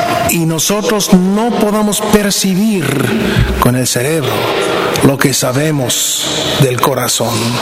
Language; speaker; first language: Spanish; non-native, fluent; English